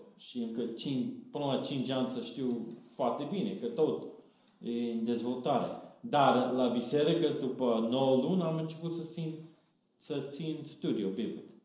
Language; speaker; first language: Romanian; non-native, fluent; English